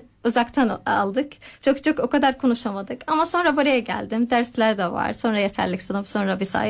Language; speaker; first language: Turkish; non-native, learner; Arabic